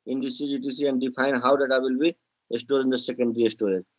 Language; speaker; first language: English; non-native, local second language; Nepali